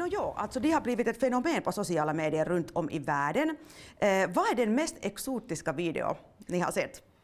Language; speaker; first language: Swedish; non-native, local second language; Finnish